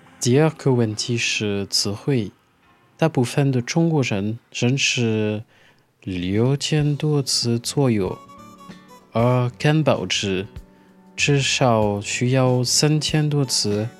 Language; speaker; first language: Chinese; non-native, fluent; French